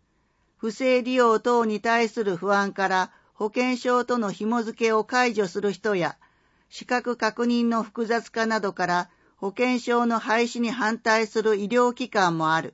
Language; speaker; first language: Japanese; native; Japanese